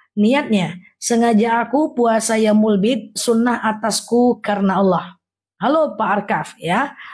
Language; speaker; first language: Indonesian; non-native, local second language; Minangkabau